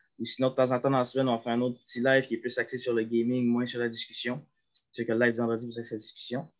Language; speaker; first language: French; native; French